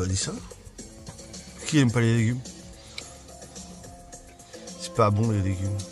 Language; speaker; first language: French; native; French